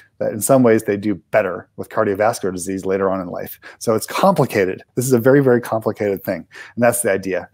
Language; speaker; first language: English; native; English